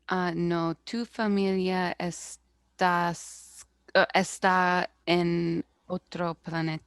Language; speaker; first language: Spanish; non-native, learner; English